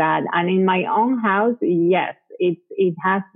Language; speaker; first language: English; non-native, fluent; Spanish